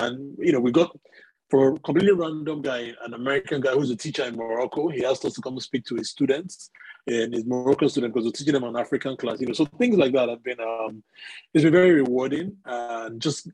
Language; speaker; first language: English; non-native, local second language; Yoruba